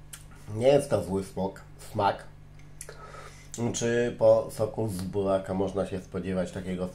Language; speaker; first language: Polish; native; Polish